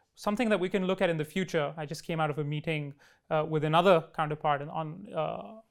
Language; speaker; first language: English; non-native, local second language; Hindi